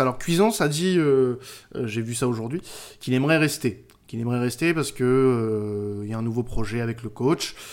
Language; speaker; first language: French; native; French